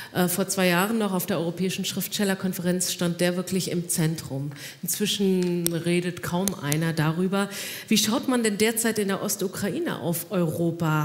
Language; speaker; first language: German; native; German